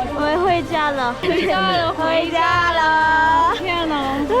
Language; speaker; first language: Chinese; early bilingual, heritage; English